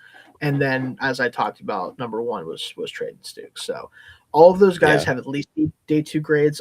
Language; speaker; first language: English; native; English